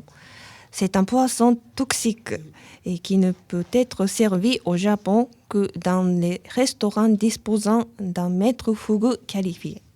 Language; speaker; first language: French; non-native, learner; Japanese